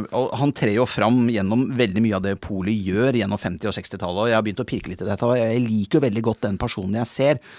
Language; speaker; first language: Norwegian; native; Norwegian